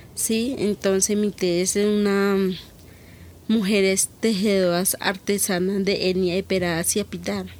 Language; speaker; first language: Spanish; native; Spanish